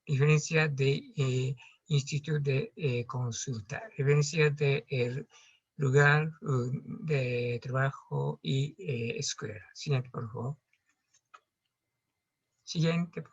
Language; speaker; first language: Spanish; non-native, learner; Japanese